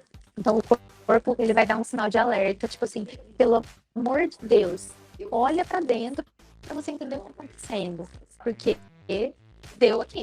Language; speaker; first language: Portuguese; native; Portuguese